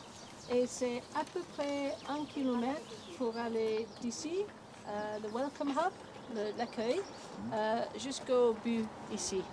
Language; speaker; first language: French; non-native, fluent; English